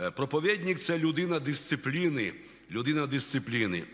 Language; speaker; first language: Ukrainian; native; Ukrainian